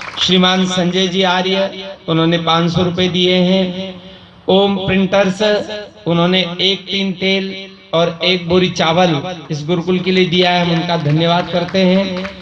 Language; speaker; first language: Hindi; native; Hindi